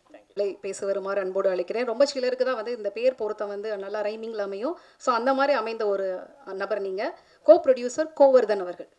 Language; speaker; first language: Tamil; native; Tamil